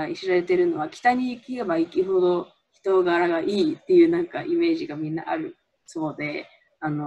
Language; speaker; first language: Japanese; early bilingual, heritage; Japanese